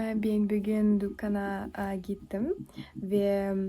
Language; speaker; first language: Turkish; non-native, learner; Kazakh